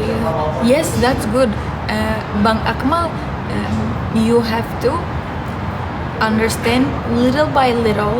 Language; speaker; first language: English; non-native, fluent; Turkish